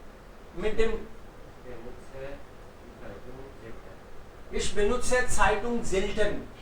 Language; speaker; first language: German; non-native, fluent; Hindi